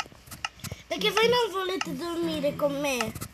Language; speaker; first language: Italian; early bilingual, other home language; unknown